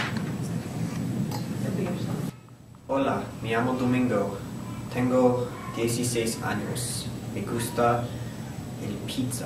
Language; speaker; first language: Spanish; non-native, learner; English